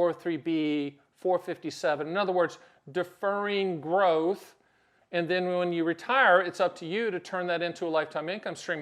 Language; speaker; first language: English; native; English